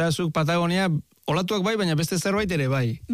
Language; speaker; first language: Basque; native; Basque